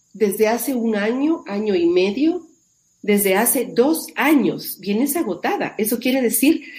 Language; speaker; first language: Spanish; native; Spanish